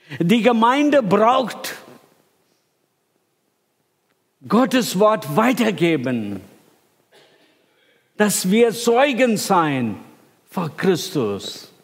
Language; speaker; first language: German; non-native, fluent; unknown